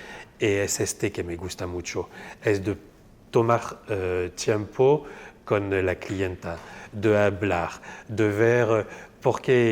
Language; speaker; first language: Spanish; non-native, fluent; French